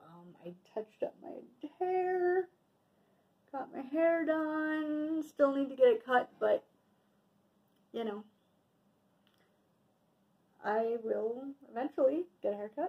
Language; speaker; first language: English; native; English